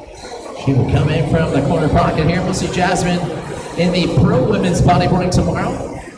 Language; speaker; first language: English; native; English